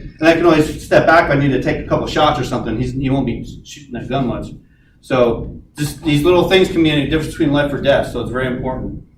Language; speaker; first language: English; native; English